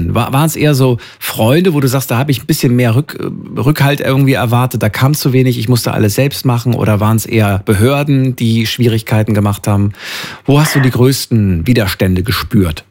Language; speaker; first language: German; native; German